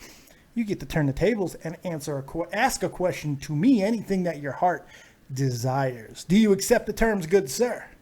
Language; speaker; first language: English; native; English